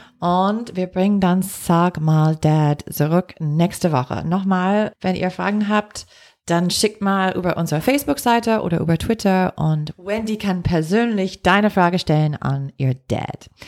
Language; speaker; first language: German; non-native, fluent; English